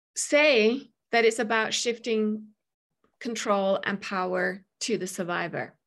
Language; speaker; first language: English; native; English